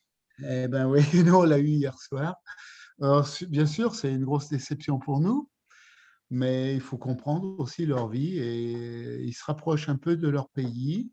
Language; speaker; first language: French; native; French